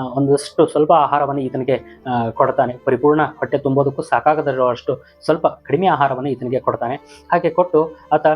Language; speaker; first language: Kannada; native; Kannada